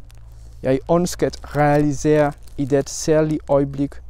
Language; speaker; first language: Danish; non-native, learner; Polish